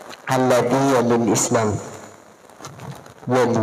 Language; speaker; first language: Arabic; non-native, learner; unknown